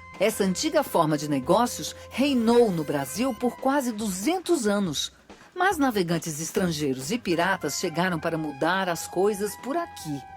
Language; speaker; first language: Portuguese; native; Portuguese